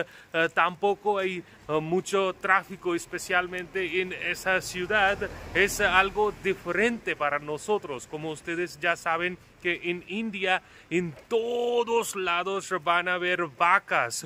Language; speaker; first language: Spanish; non-native, fluent; Hindi